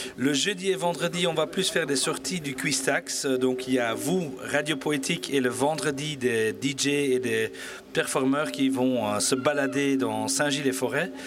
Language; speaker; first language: French; native; French